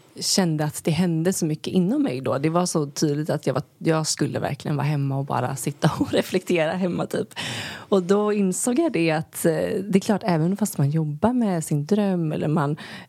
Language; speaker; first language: Swedish; native; Swedish